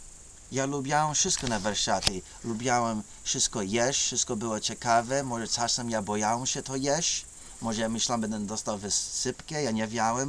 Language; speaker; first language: Polish; early bilingual, heritage; English